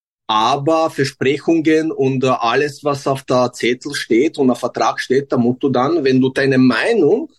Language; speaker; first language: German; non-native, fluent; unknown